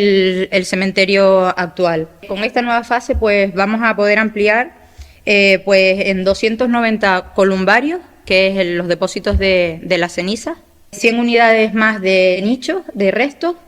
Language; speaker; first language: Spanish; native; Spanish